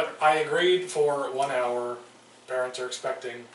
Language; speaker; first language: English; native; English